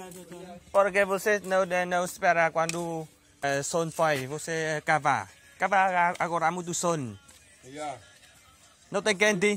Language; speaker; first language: Portuguese; non-native, learner; Vietnamese